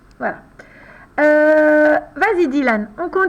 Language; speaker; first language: French; native; French